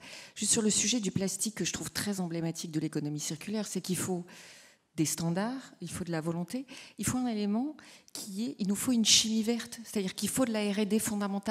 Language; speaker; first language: French; native; French